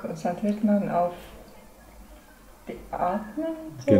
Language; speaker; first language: German; non-native, learner; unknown